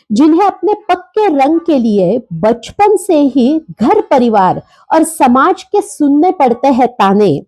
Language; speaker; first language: Hindi; non-native, local second language; Marathi